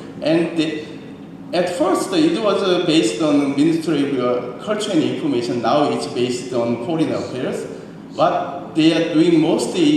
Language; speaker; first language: English; non-native, learner; Korean